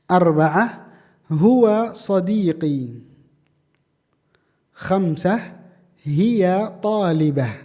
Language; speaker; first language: Arabic; non-native, fluent; Indonesian